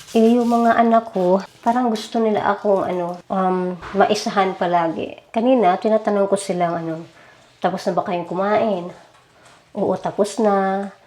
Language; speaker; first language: Filipino; native; Filipino